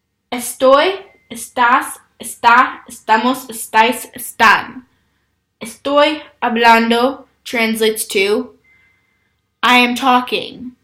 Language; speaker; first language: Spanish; non-native, learner; English